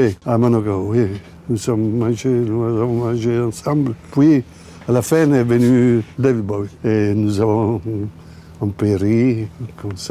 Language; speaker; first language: French; non-native, fluent; Italian